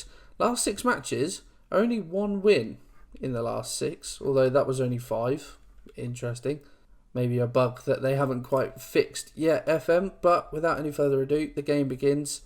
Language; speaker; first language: English; native; English